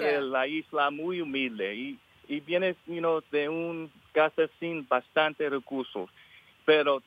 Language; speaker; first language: Spanish; early bilingual, heritage; English